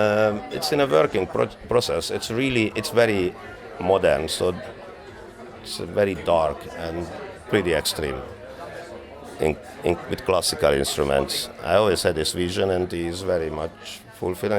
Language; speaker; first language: English; non-native, fluent; Hungarian